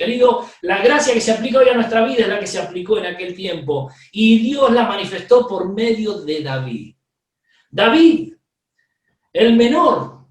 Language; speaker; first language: Spanish; native; Spanish